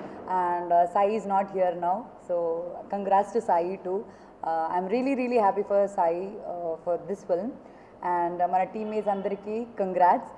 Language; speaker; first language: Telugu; non-native, fluent; Malayalam